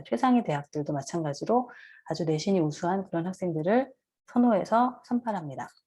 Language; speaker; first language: Korean; native; Korean